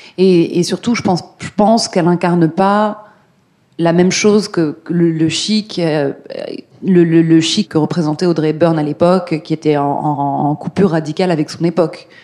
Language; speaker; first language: French; native; French